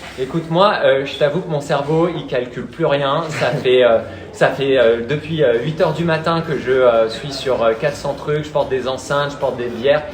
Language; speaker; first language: French; native; French